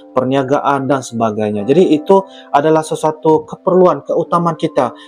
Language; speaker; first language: Malay; native; Malay